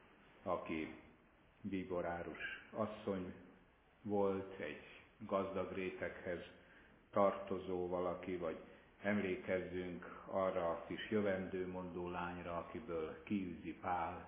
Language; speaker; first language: Hungarian; native; Hungarian